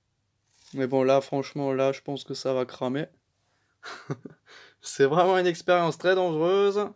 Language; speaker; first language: French; native; French